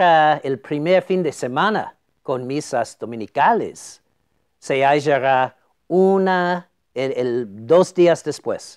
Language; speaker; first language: Spanish; non-native, fluent; English